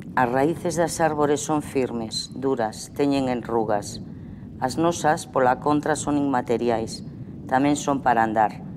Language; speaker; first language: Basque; non-native, fluent; Galician